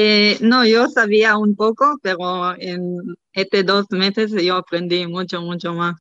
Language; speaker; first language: Spanish; non-native, learner; Hebrew